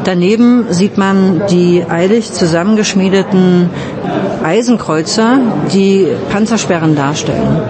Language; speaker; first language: German; native; German